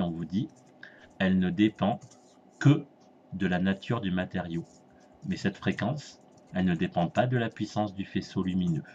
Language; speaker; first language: French; native; French